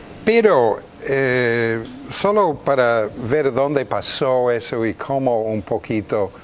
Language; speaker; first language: Spanish; non-native, fluent; English